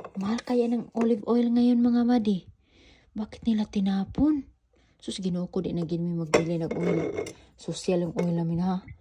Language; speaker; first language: Filipino; non-native, local second language; Cebuano